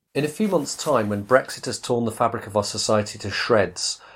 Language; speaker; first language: English; native; English